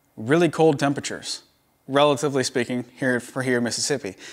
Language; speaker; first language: English; native; English